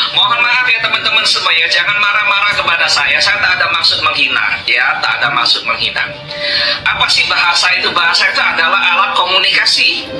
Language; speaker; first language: Indonesian; native; Indonesian